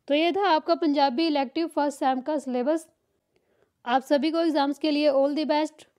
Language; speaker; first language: Hindi; non-native, local second language; Punjabi